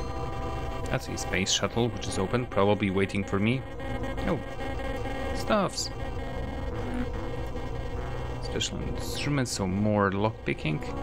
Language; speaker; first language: English; non-native, fluent; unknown